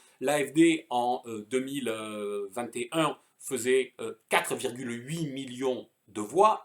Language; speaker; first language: French; native; French